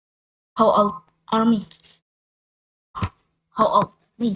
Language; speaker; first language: English; non-native, learner; Indonesian